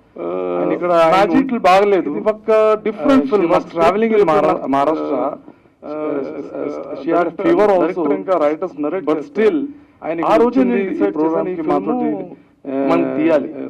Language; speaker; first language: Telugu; non-native, learner; Marathi